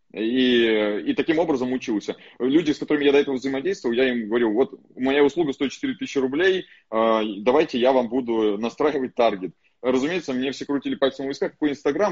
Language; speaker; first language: Russian; native; Russian